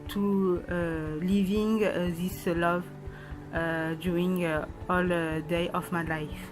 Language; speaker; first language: English; non-native, learner; French